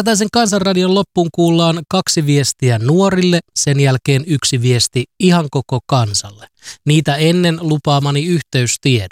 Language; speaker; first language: Finnish; native; Finnish